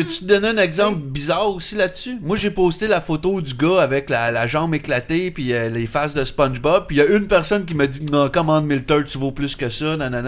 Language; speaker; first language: French; native; French